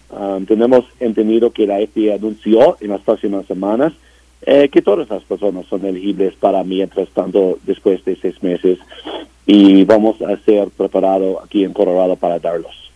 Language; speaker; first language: Spanish; non-native, learner; English